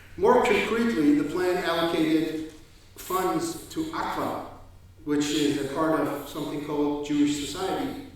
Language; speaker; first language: English; non-native, fluent; Danish